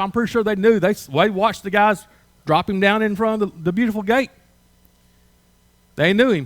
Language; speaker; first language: English; native; English